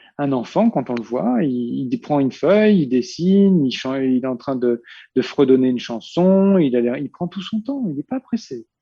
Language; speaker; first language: French; early bilingual, heritage; Portuguese